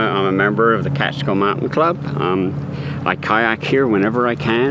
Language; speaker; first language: English; native; English